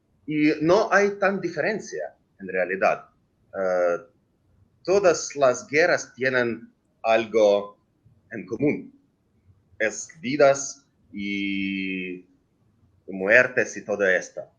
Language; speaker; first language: Spanish; non-native, learner; Ukrainian